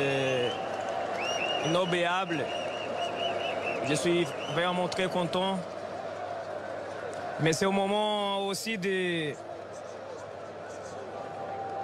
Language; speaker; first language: French; non-native, fluent; Portuguese